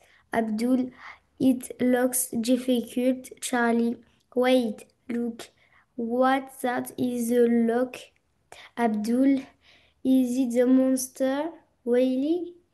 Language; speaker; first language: English; non-native, learner; French